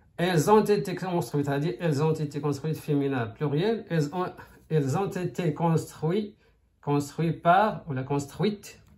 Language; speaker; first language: French; non-native, local second language; Arabic